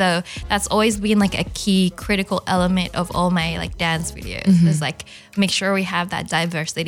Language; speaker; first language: English; non-native, local second language; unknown